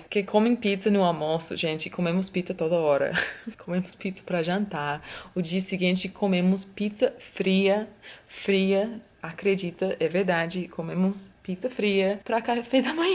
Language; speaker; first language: Portuguese; non-native, fluent; English